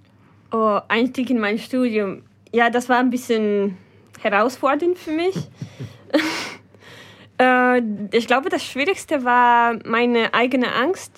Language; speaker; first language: German; non-native, fluent; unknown